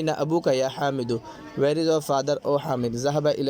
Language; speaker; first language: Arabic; non-native, fluent; Urdu